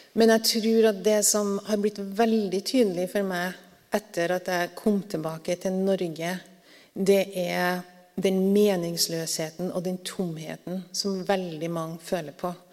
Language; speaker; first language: Norwegian; native; Norwegian